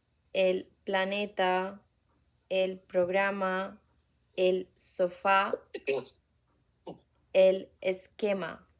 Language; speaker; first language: Spanish; non-native, fluent; English